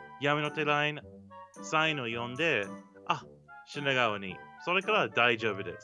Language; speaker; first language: Japanese; non-native, learner; English